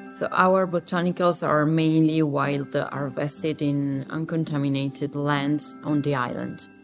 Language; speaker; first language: English; non-native, fluent; Italian